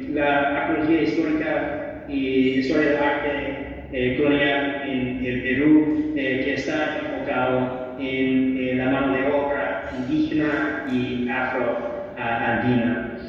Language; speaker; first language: Spanish; non-native, fluent; English